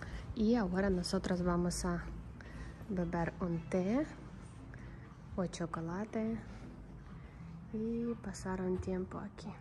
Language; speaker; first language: Spanish; non-native, learner; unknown